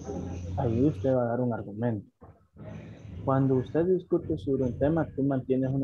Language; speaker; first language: Spanish; native; Spanish